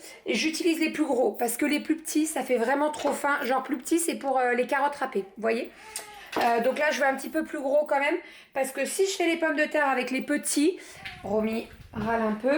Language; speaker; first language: French; native; French